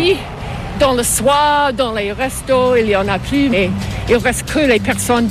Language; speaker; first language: French; non-native, fluent; English